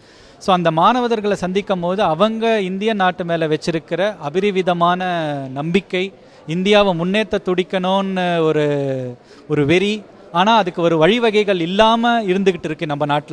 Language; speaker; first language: Tamil; native; Tamil